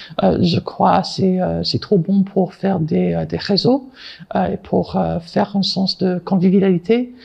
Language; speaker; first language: French; non-native, learner; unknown